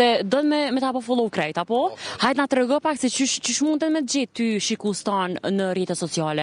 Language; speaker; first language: Albanian; native; Albanian